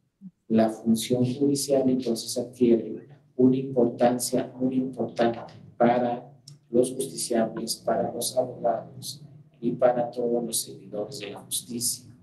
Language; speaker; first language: Spanish; native; Spanish